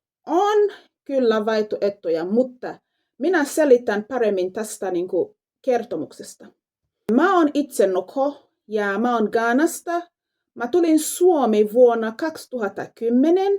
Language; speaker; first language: Finnish; non-native, fluent; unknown